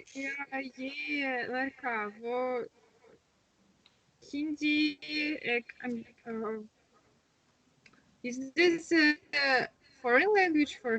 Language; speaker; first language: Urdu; non-native, learner; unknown